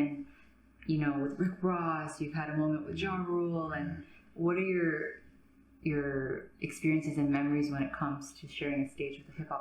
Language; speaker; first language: English; native; English